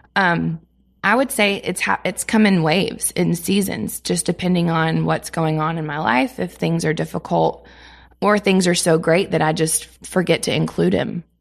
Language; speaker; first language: English; native; English